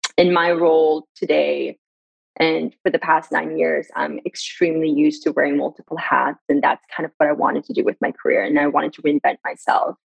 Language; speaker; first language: English; early bilingual, other home language; Persian